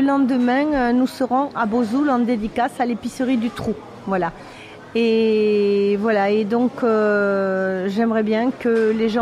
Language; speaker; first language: French; native; French